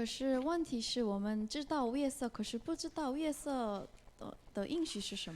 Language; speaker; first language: Chinese; non-native, fluent; Korean